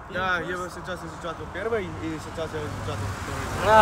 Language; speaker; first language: Russian; non-native, learner; Hindi